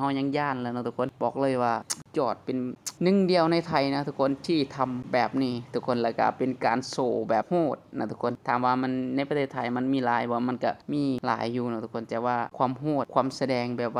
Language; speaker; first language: Thai; non-native, local second language; Northeastern Thai